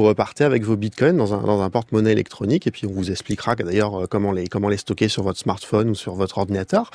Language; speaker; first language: French; native; French